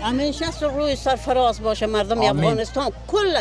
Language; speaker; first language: Persian; native; Persian